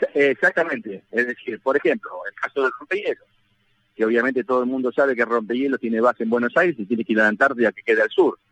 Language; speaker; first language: Spanish; native; Spanish